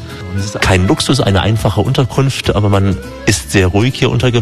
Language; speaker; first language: German; native; German